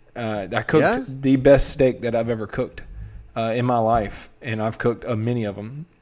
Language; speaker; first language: English; native; English